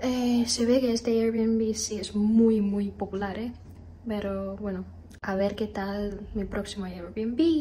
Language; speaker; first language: Spanish; non-native, fluent; Chinese